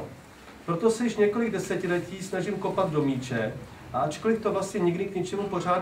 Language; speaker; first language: Czech; native; Czech